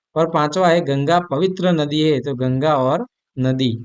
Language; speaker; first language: Hindi; non-native, local second language; Gujarati